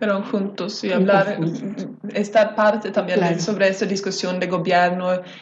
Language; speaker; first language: Spanish; non-native, learner; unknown